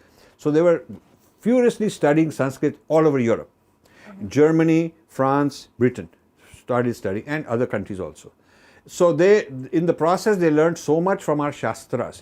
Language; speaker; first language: English; non-native, local second language; Hindi